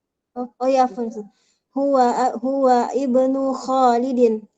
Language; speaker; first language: Arabic; non-native, learner; Indonesian